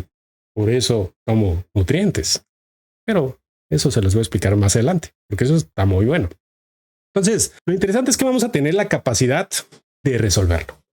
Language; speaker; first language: Spanish; native; Spanish